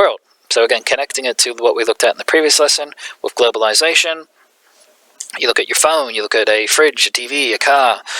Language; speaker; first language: English; native; English